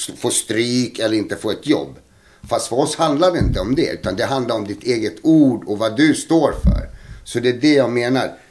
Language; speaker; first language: Swedish; early bilingual, other home language; Bosnian